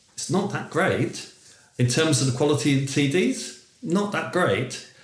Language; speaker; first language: English; native; English